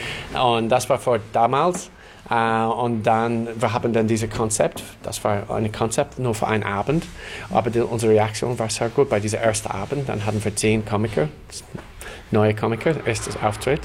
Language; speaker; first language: German; non-native, learner; English